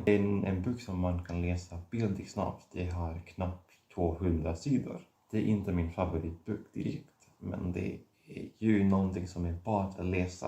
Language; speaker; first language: Swedish; non-native, fluent; Catalan